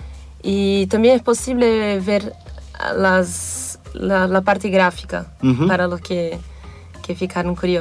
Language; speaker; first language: Spanish; non-native, fluent; Portuguese